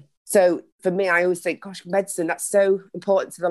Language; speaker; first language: English; native; English